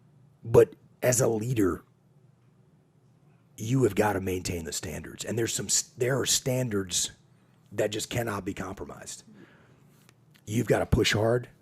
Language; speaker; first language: English; native; English